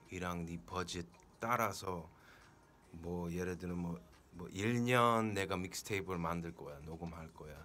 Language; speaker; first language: Korean; early bilingual, heritage; Korean